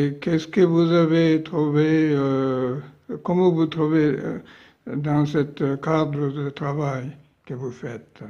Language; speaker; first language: French; non-native, fluent; Japanese